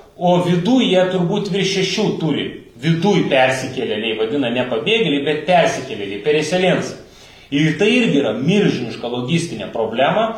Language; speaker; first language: Lithuanian; native; Lithuanian